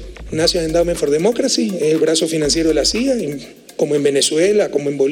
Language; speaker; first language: Spanish; native; Spanish